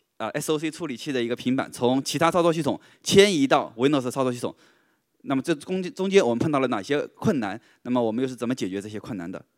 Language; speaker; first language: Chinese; native; Chinese